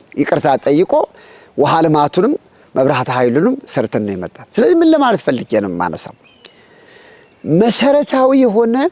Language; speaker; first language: Amharic; native; Amharic